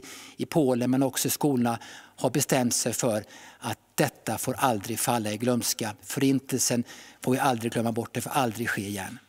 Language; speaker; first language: Swedish; native; Swedish